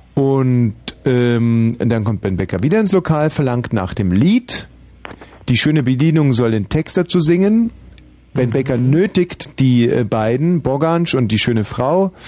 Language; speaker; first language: German; native; German